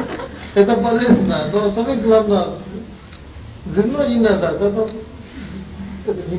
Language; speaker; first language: Russian; non-native, learner; Tibetan